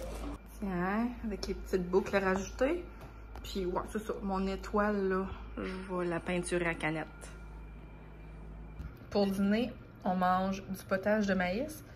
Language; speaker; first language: French; native; French